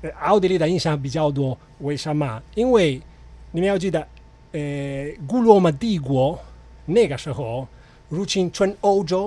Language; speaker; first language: Chinese; non-native, fluent; Italian